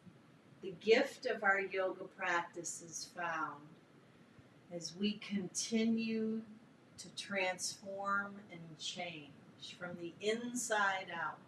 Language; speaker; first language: English; native; English